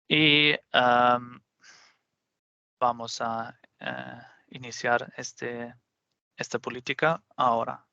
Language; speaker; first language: Spanish; non-native, fluent; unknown